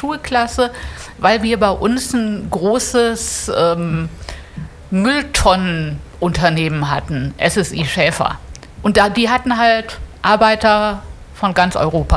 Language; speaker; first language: German; native; German